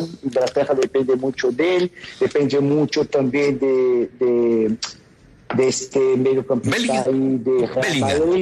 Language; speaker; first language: Spanish; non-native, fluent; Portuguese